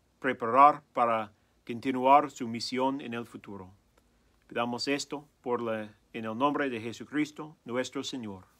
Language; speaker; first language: Spanish; non-native, fluent; English